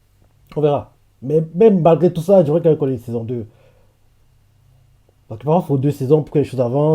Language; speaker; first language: French; native; French